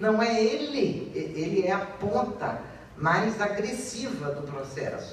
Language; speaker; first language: Portuguese; native; Portuguese